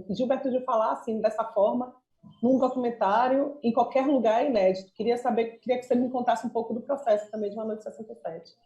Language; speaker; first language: Portuguese; native; Portuguese